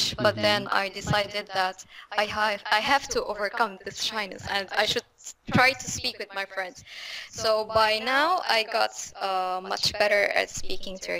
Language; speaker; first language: English; non-native, fluent; Arabic